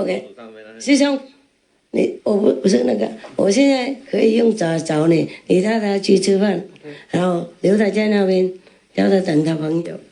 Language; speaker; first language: Chinese; non-native, fluent; Vietnamese